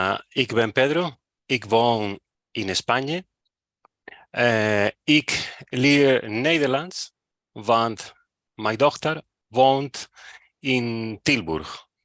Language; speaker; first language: Dutch; non-native, learner; Spanish